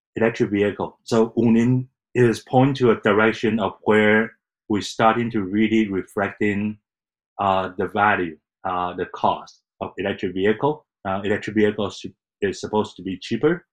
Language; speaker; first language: English; non-native, fluent; Chinese